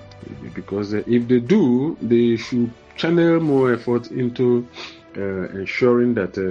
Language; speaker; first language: English; non-native, local second language; Igbo